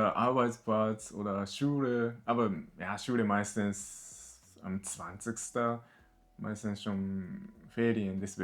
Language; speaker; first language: German; non-native, learner; Japanese